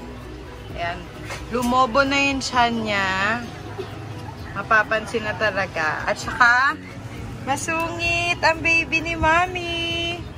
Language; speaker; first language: Filipino; native; Filipino